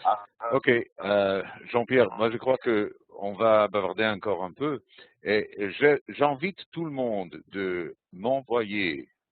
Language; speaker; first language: French; non-native, fluent; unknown